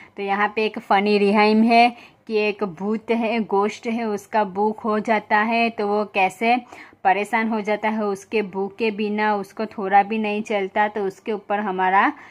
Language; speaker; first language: Hindi; non-native, local second language; Gujarati